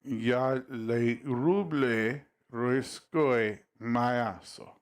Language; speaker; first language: Russian; non-native, learner; English